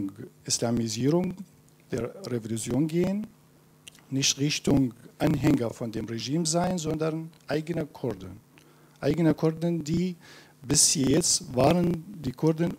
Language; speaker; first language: German; non-native, fluent; Kurdish